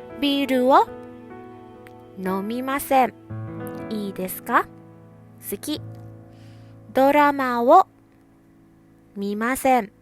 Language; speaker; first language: Japanese; non-native, fluent; Thai